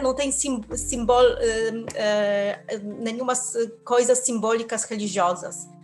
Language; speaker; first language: Portuguese; non-native, fluent; Polish